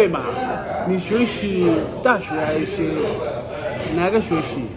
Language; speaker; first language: Chinese; non-native, learner; Somali